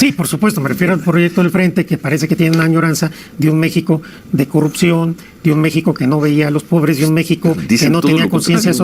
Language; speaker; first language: Spanish; native; Spanish